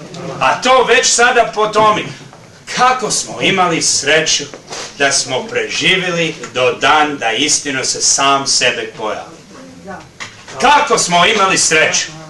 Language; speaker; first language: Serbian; early bilingual, heritage; Serbian